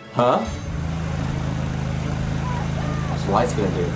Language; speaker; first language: English; native; English